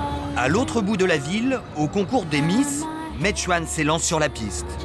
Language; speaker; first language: French; native; French